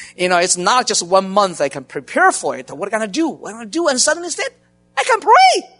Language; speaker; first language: English; non-native, learner; Chinese